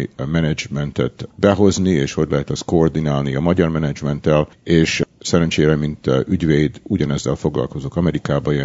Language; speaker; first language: Hungarian; early bilingual, heritage; Hungarian